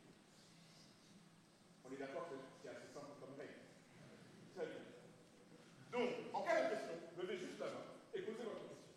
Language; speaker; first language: French; native; French